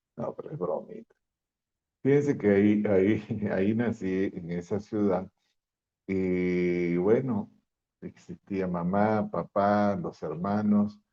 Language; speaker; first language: Spanish; native; Spanish